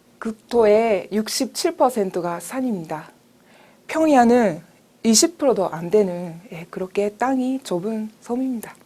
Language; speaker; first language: Korean; non-native, fluent; Japanese